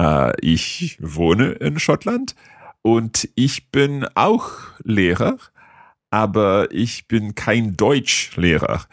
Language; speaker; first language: German; non-native, learner; English